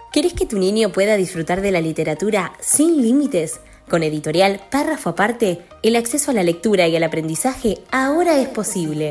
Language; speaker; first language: Spanish; native; Spanish